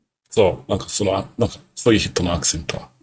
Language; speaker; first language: Japanese; non-native, learner; English